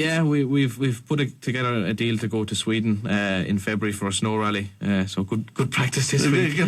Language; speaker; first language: English; native; English